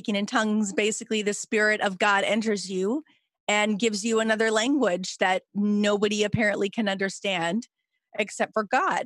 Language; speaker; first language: English; native; English